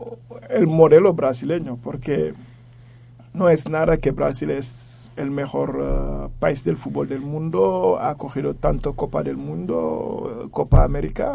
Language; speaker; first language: Spanish; non-native, fluent; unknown